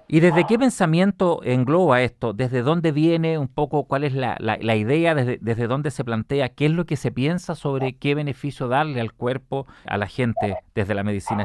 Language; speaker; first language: Spanish; native; Spanish